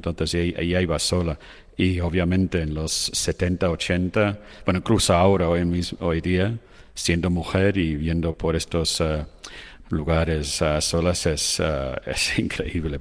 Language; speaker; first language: Spanish; non-native, fluent; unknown